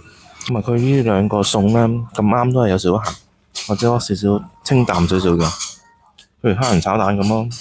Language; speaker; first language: Cantonese; native; Cantonese